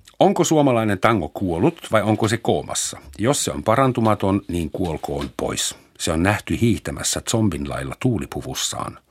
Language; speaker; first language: Finnish; non-native, fluent; German